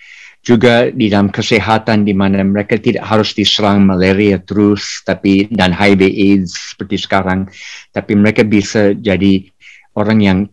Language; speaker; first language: Indonesian; non-native, fluent; English